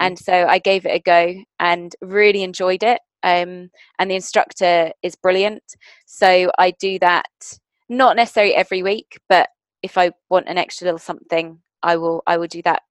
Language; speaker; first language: English; native; English